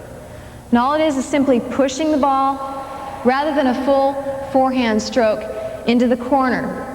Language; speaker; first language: English; native; English